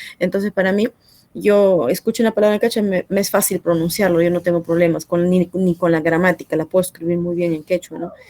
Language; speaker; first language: Spanish; non-native, local second language; Quechua